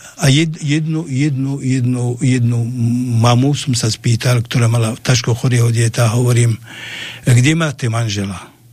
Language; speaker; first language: Slovak; non-native, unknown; Arabic